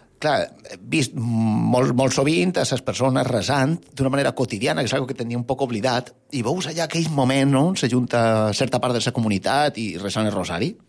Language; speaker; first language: Catalan; native; Catalan